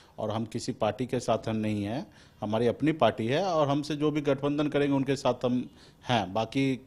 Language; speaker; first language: Hindi; native; Hindi